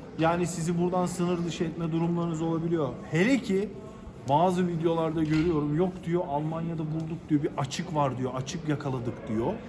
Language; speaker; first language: Turkish; native; Turkish